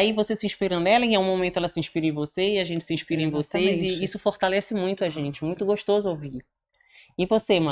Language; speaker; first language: Portuguese; native; Portuguese